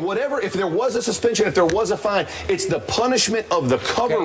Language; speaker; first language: English; native; English